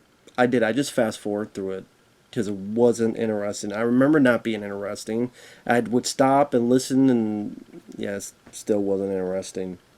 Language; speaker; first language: English; native; English